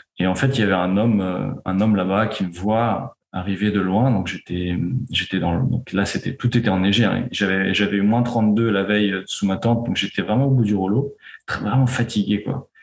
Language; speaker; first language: French; native; French